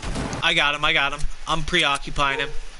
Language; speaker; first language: English; native; English